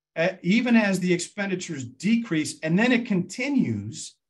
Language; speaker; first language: English; native; English